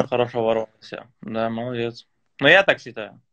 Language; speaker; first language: Russian; native; Russian